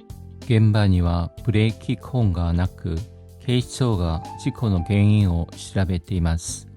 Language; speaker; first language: Japanese; non-native, fluent; Korean